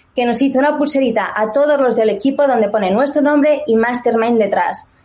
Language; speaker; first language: Spanish; native; Spanish